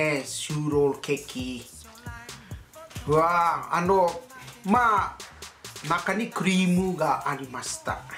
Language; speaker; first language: Japanese; non-native, learner; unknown